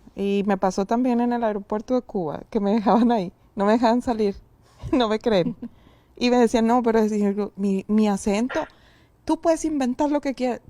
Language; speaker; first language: Spanish; native; Spanish